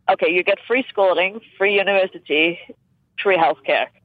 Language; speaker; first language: English; non-native, fluent; Danish